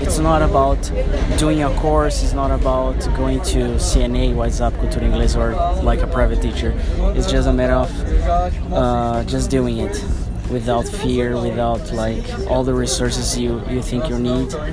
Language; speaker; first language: English; non-native, fluent; Portuguese